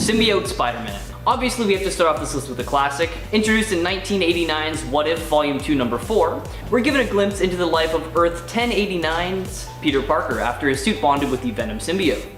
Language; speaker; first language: English; native; English